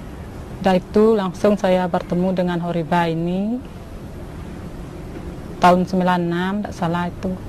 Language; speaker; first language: Indonesian; non-native, local second language; Balinese